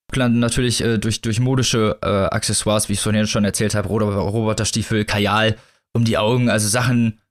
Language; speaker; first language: German; native; German